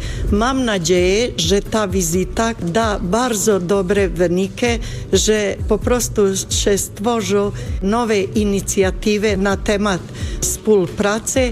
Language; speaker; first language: Polish; non-native, fluent; Bosnian